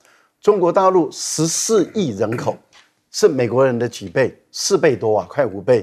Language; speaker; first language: Chinese; native; Chinese